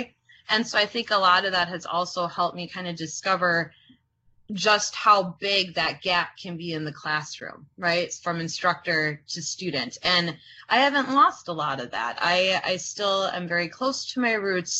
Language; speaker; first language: English; early bilingual, other home language; Croatian